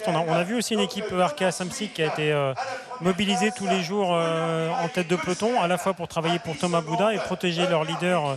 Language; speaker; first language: French; native; French